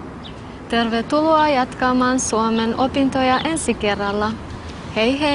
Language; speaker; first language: Finnish; non-native, fluent; Albanian